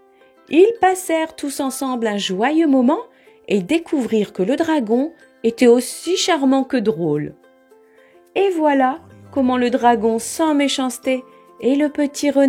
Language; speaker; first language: French; native; French